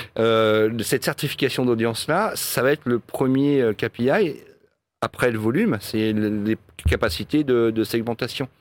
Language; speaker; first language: French; native; French